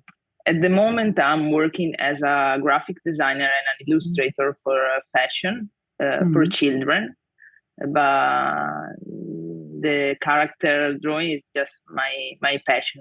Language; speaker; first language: English; non-native, fluent; Italian